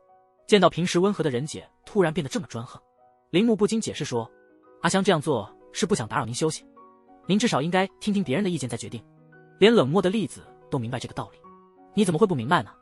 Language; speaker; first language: Chinese; native; Chinese